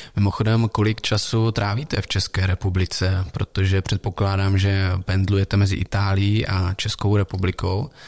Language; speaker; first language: Czech; native; Czech